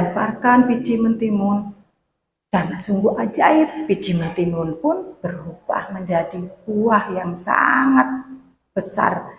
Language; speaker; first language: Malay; non-native, local second language; Javanese